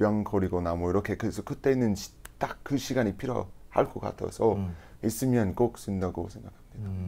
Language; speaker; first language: Korean; non-native, learner; English